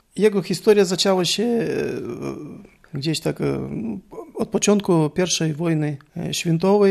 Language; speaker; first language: Polish; non-native, learner; Russian